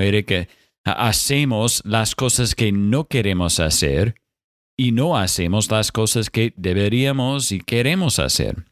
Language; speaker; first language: Spanish; non-native, fluent; English